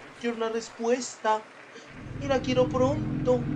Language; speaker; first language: Spanish; native; Spanish